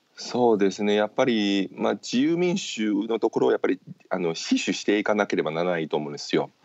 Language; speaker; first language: Japanese; non-native, fluent; Chinese